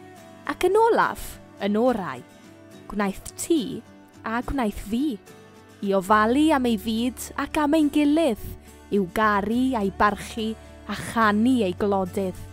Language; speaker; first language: Welsh; native; Welsh